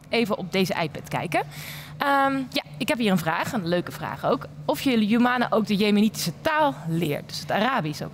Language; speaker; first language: Dutch; native; Dutch